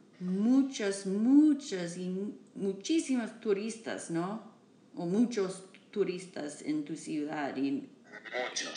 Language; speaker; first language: Spanish; non-native, learner; English